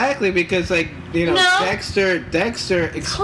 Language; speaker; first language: English; native; English